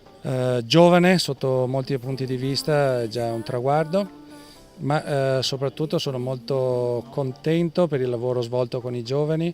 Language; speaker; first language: Italian; native; Italian